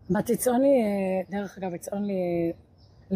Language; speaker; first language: English; non-native, learner; Hebrew